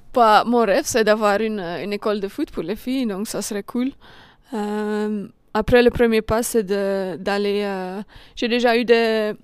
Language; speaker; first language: French; non-native, local second language; Dutch